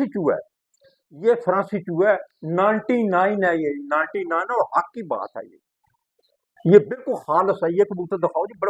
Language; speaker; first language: Hindi; non-native, local second language; Punjabi